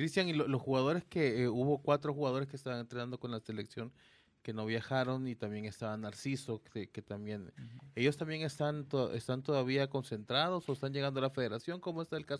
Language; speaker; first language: Spanish; native; Spanish